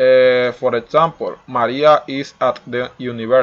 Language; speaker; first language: English; non-native, learner; Spanish